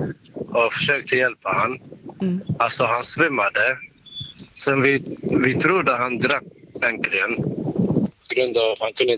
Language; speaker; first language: Swedish; non-native, learner; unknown